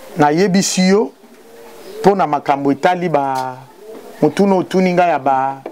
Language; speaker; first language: Lingala; non-native, local second language; Kituba (Democratic Republic of Congo)